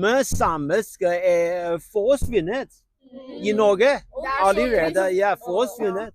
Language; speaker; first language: Norwegian; non-native, learner; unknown